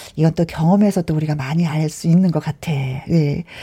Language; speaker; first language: Korean; native; Korean